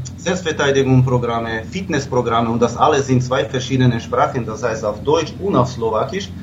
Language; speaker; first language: German; non-native, fluent; Slovak